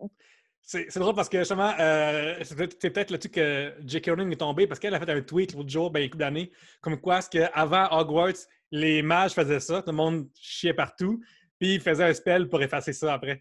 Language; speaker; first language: French; native; French